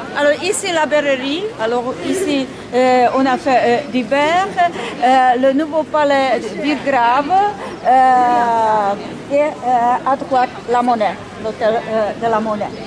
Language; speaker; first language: French; non-native, fluent; Czech